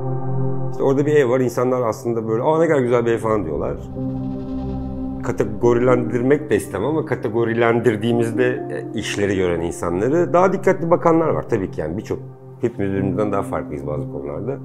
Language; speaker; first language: Turkish; native; Turkish